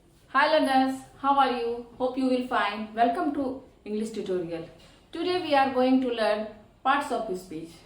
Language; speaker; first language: English; non-native, learner; Hindi